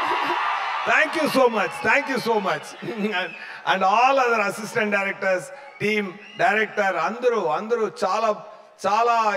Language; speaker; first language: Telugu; non-native, fluent; Tamil